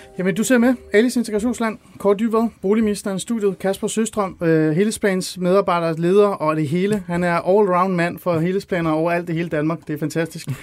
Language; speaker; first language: Danish; early bilingual, other home language; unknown